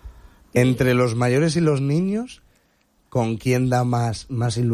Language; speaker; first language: Spanish; native; Spanish